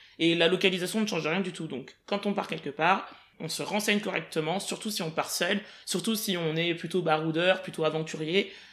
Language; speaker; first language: French; native; French